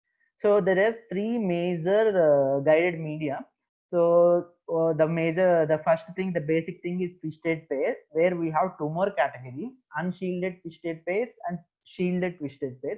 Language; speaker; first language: English; non-native, local second language; Telugu